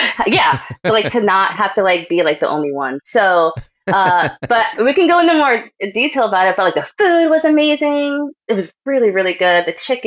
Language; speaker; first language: English; native; English